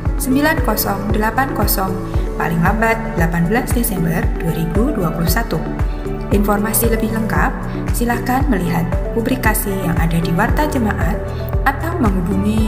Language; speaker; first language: Indonesian; native; Indonesian